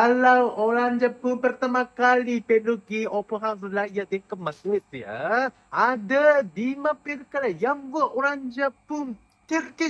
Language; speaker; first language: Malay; non-native, fluent; Japanese